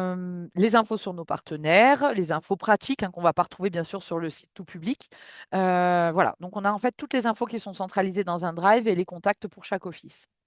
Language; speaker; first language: French; native; French